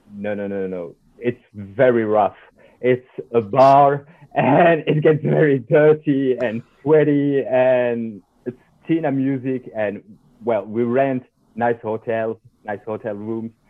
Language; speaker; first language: English; non-native, fluent; French